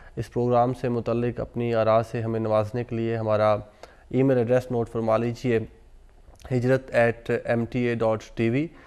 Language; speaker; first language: Urdu; native; Urdu